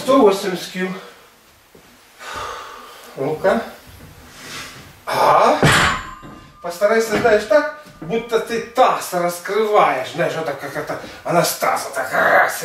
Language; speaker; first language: Russian; native; Russian